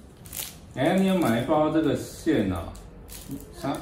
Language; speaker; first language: Chinese; native; Chinese